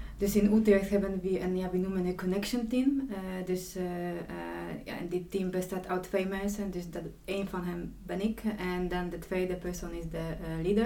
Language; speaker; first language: Dutch; non-native, fluent; Polish